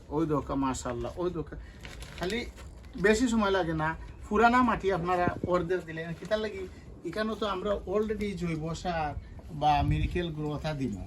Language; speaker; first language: Bangla; non-native, local second language; Sylheti